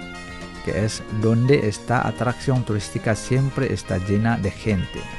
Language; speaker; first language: Spanish; non-native, fluent; Indonesian